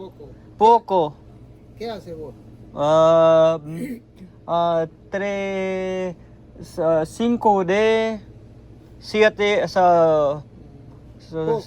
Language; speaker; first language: Spanish; non-native, learner; Gujarati